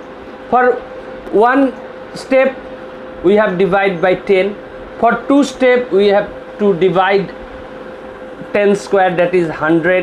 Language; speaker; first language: English; non-native, local second language; Bangla